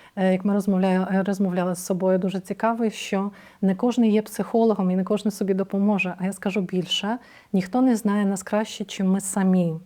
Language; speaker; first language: Ukrainian; native; Ukrainian